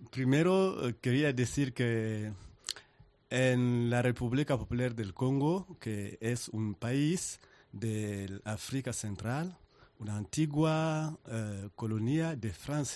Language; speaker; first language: Spanish; non-native, learner; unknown